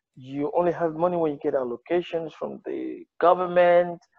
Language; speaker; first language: English; non-native, local second language; Yoruba